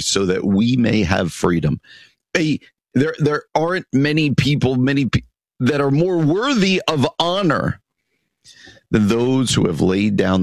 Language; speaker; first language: English; native; English